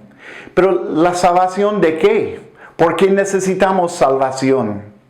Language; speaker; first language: Spanish; non-native, fluent; English